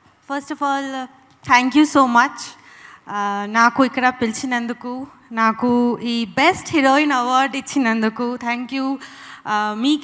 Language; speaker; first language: Telugu; non-native, local second language; Bangla